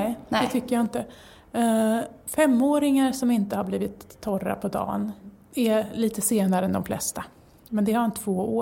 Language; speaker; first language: Swedish; native; Swedish